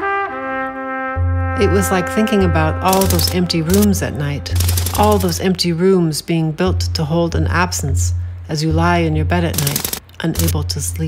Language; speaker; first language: English; native; English